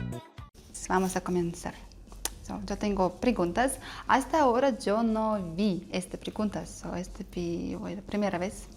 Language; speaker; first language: Spanish; non-native, learner; Russian